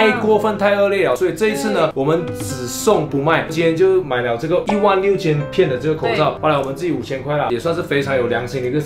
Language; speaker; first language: Chinese; native; Chinese